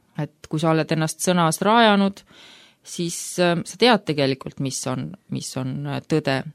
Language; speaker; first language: Estonian; native; Estonian